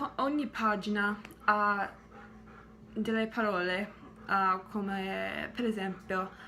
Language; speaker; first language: Italian; non-native, learner; English